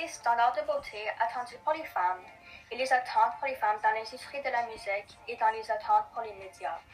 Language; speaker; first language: French; non-native, local second language; English